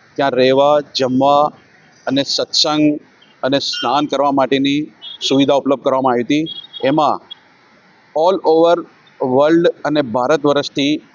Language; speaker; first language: Gujarati; non-native, local second language; Sindhi